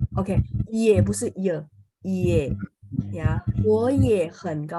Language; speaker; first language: Chinese; non-native, fluent; Indonesian